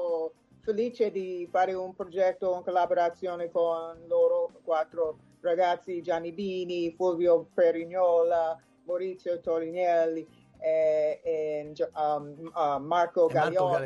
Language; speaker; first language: Italian; non-native, fluent; English